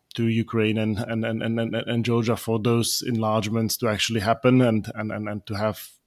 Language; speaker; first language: English; non-native, fluent; Slovak